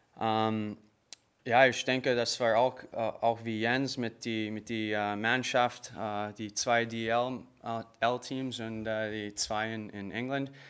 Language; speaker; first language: German; non-native, learner; English